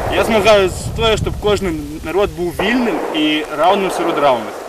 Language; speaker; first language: Ukrainian; non-native, fluent; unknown